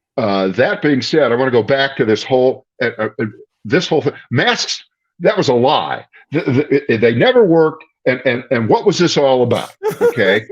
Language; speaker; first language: English; native; English